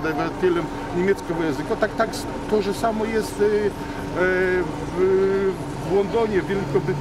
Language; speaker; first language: Russian; non-native, learner; Polish